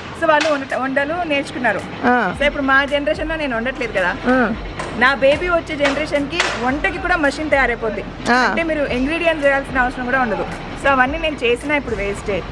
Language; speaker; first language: Telugu; non-native, local second language; Urdu